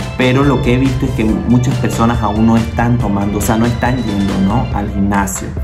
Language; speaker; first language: Spanish; native; Spanish